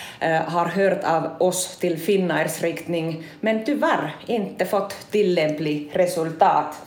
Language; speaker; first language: Swedish; non-native, local second language; Finnish